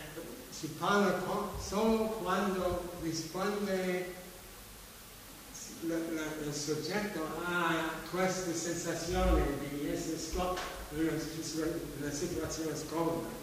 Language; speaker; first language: Italian; non-native, fluent; English